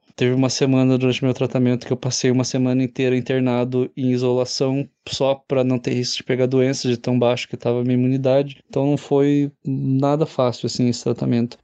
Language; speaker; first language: Portuguese; native; Portuguese